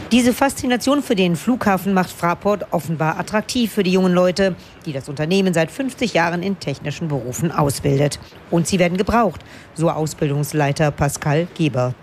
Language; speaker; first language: German; native; German